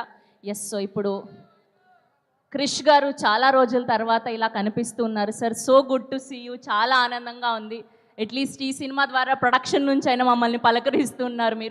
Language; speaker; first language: Telugu; native; Telugu